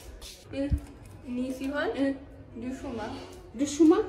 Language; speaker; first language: Chinese; non-native, learner; Amharic